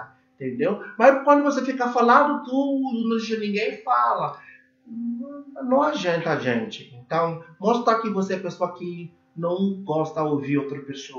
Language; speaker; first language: Portuguese; non-native, learner; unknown